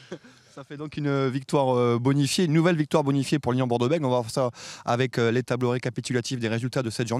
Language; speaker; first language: French; native; French